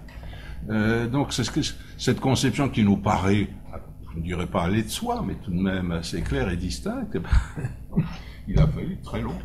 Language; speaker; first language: French; native; French